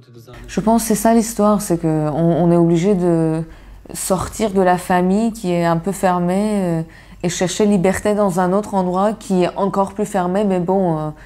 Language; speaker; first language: French; non-native, fluent; Persian